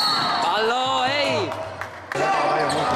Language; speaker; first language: Italian; native; Italian